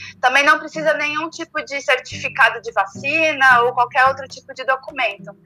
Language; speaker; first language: Portuguese; native; Portuguese